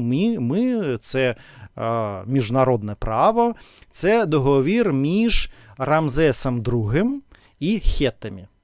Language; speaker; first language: Ukrainian; non-native, learner; Russian